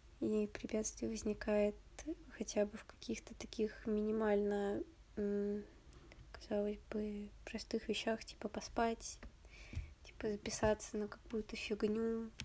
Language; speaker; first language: Russian; native; Russian